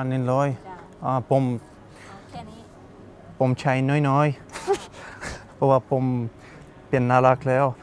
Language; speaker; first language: Thai; non-native, learner; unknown